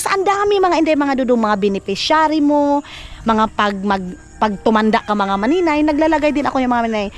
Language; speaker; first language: Filipino; non-native, local second language; Cebuano